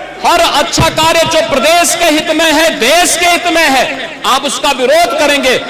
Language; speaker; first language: Hindi; native; Hindi